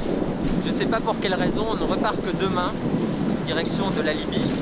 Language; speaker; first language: French; native; French